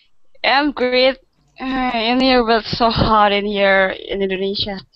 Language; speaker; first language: English; non-native, learner; Indonesian